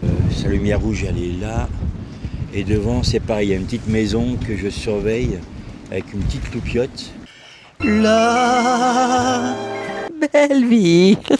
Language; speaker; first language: French; native; French